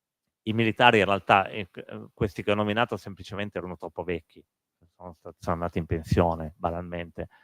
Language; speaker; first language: Italian; native; Italian